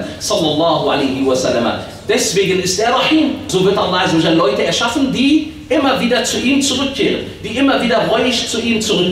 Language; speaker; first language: German; early bilingual, other home language; Arabic